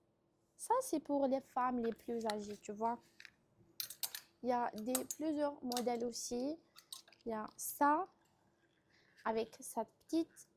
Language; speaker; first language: French; non-native, local second language; Arabic